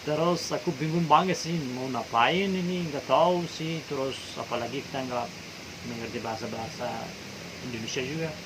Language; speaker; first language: Indonesian; non-native, fluent; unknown